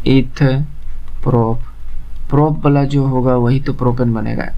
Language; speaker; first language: Hindi; native; Hindi